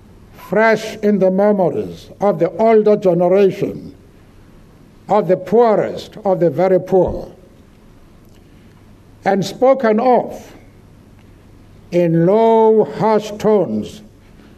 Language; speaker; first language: English; non-native, local second language; Xhosa